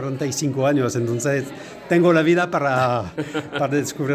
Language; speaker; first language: Spanish; non-native, fluent; French